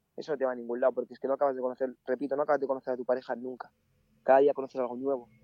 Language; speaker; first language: Spanish; early bilingual, other home language; Mandingo